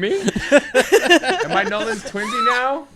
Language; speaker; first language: English; native; English